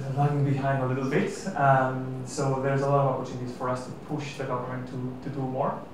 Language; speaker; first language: English; non-native, fluent; Catalan